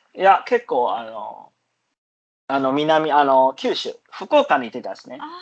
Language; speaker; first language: Japanese; non-native, fluent; Chinese